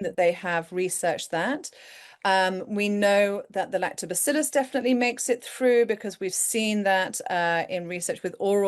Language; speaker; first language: English; native; English